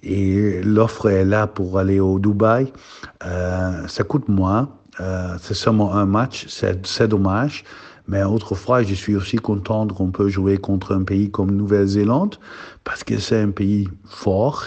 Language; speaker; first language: French; non-native, fluent; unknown